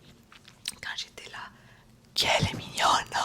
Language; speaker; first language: French; non-native, fluent; Romanian